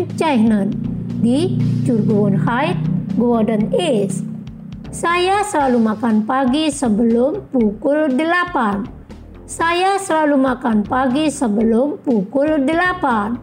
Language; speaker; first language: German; non-native, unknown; Indonesian